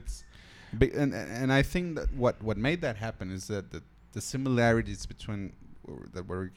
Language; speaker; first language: English; non-native, fluent; Spanish